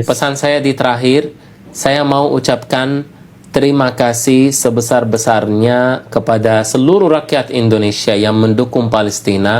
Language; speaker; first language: Indonesian; non-native, fluent; Arabic